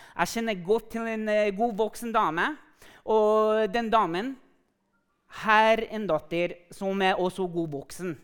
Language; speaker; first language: Norwegian; non-native, fluent; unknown